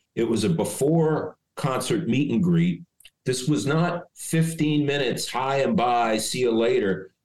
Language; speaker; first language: English; native; English